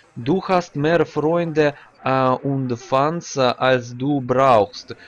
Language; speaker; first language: German; non-native, learner; Russian